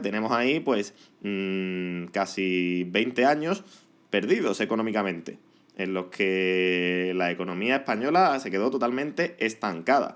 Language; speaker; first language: Spanish; native; Spanish